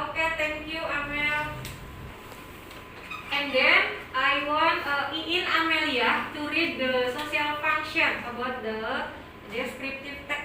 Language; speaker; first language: English; non-native, learner; Indonesian